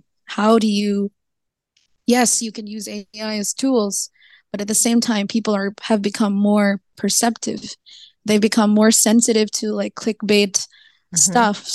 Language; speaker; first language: English; non-native, local second language; Cebuano